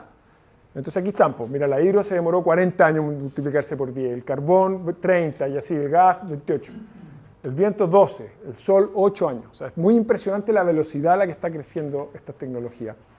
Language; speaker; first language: Spanish; native; Spanish